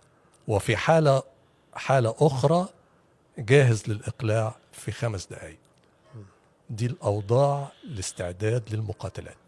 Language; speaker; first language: Arabic; native; Arabic